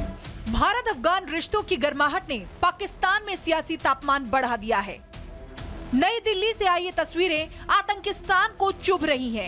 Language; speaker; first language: Hindi; native; Hindi